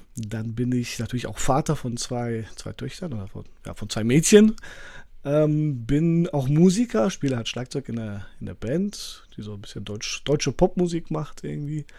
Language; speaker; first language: German; early bilingual, other home language; Polish